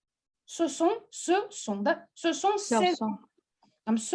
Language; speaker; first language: French; non-native, fluent; Russian